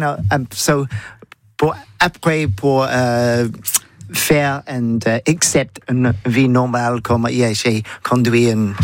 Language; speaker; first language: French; non-native, learner; English